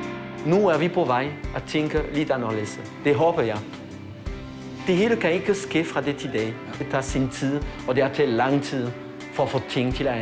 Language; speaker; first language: Danish; non-native, fluent; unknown